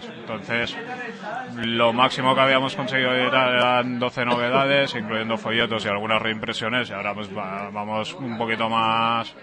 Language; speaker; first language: Spanish; native; Spanish